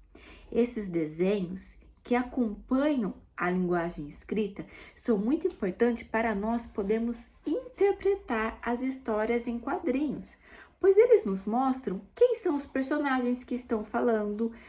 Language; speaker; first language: Portuguese; native; Portuguese